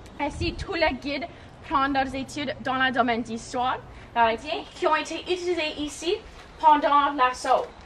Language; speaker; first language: French; non-native, local second language; English